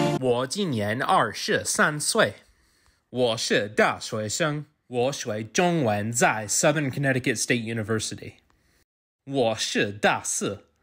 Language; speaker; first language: Chinese; non-native, learner; English